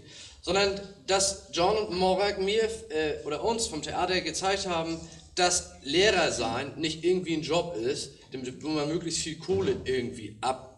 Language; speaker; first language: German; native; German